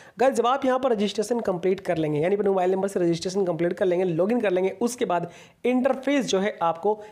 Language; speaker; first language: Hindi; native; Hindi